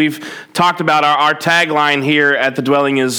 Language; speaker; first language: English; native; English